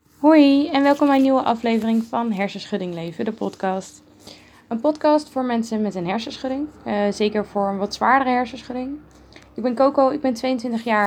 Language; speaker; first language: Dutch; native; Dutch